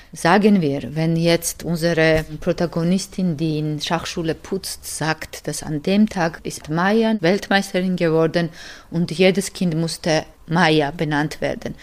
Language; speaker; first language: German; non-native, fluent; Georgian